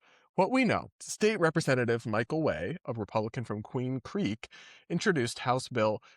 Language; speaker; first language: English; native; English